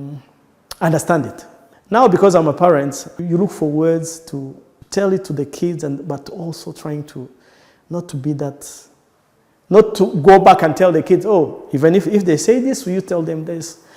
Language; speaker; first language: English; non-native, local second language; Kinyarwanda